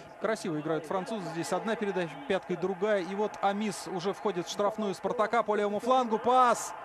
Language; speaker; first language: Russian; native; Russian